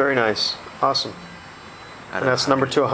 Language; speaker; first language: English; native; English